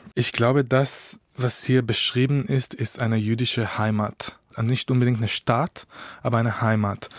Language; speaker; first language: German; non-native, fluent; Hebrew